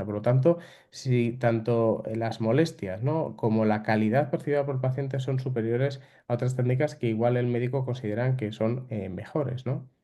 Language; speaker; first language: Spanish; native; Spanish